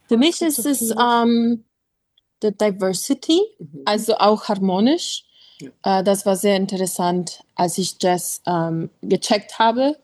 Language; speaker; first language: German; non-native, learner; English